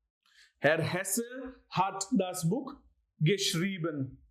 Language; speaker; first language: German; non-native, learner; Gujarati